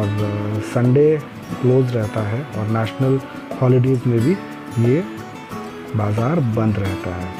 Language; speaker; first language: Hindi; native; Hindi